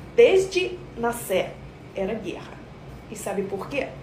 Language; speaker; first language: Portuguese; non-native, fluent; Russian